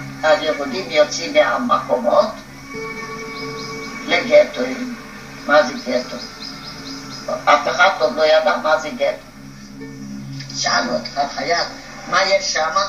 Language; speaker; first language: Hebrew; non-native, fluent; Hungarian